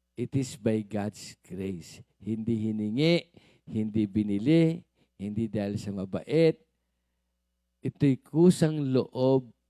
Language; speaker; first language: Filipino; native; Filipino